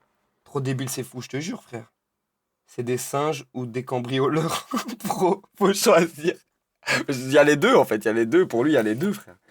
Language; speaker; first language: French; native; French